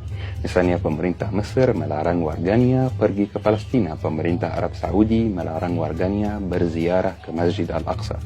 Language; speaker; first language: Indonesian; non-native, fluent; Arabic